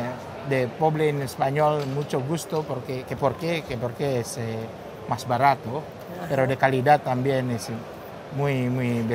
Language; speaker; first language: Spanish; non-native, learner; Indonesian